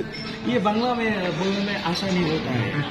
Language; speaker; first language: Hindi; non-native, learner; Bangla